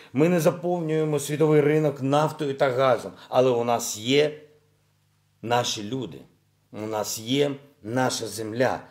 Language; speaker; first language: Ukrainian; non-native, local second language; Russian